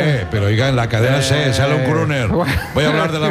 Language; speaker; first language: Spanish; native; Spanish